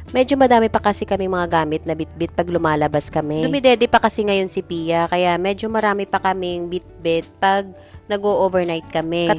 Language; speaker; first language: Filipino; native; Filipino